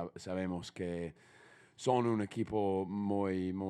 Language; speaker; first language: Spanish; non-native, fluent; English